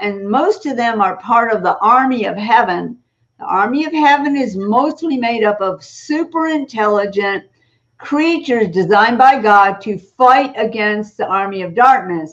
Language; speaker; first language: English; native; English